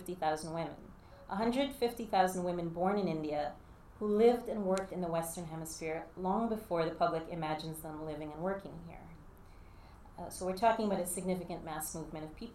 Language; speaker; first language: English; native; English